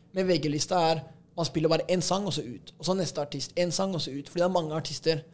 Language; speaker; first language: Norwegian; native; Norwegian